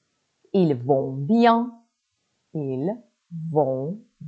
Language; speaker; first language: French; non-native, fluent; Persian